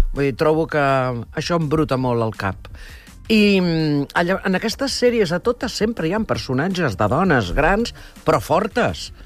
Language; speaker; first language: Catalan; early bilingual, heritage; Catalan